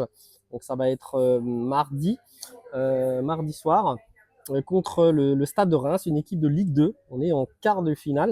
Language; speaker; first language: French; native; French